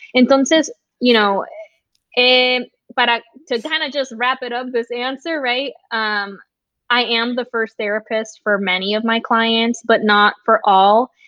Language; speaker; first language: English; early bilingual, other home language; Spanish